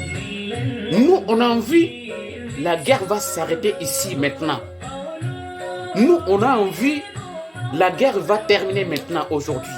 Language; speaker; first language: French; non-native, local second language; Bambara